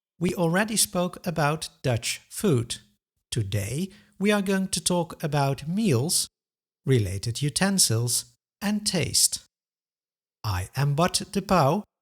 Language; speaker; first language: English; non-native, fluent; Dutch